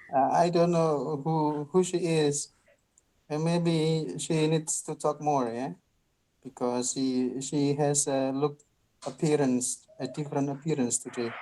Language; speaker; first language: English; non-native, learner; Indonesian